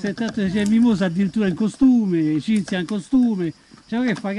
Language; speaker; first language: Italian; native; Italian